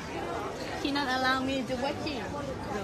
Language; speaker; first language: English; non-native, learner; Thai